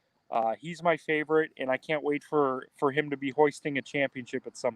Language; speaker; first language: English; native; English